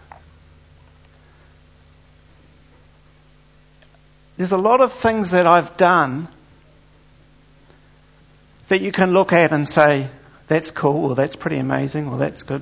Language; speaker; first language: English; native; English